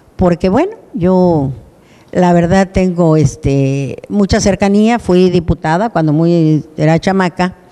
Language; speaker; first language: Spanish; native; Spanish